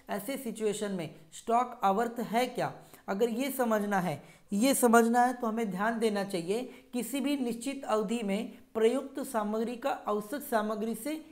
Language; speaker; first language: Hindi; non-native, local second language; Marathi